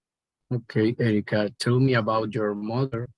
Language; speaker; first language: English; non-native, learner; Spanish